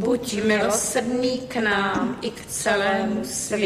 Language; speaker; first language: Czech; native; Czech